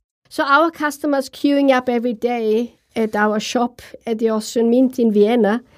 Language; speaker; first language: English; non-native, fluent; German